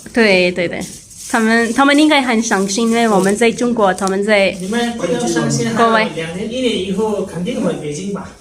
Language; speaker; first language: Chinese; non-native, learner; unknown